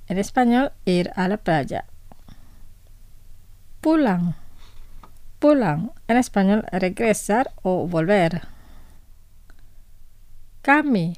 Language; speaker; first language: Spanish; non-native, fluent; Indonesian